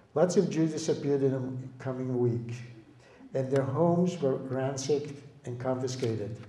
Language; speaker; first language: English; early bilingual, other home language; Lithuanian